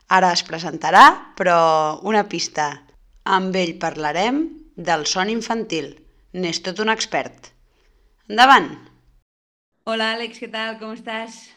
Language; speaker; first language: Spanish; non-native, local second language; Catalan